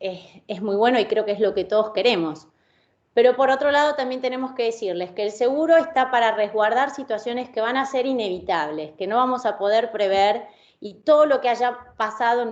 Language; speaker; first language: Spanish; native; Spanish